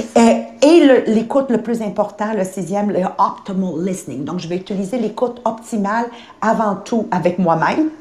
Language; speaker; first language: French; native; French